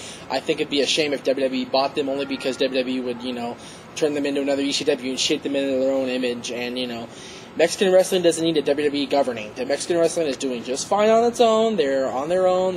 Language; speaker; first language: English; native; English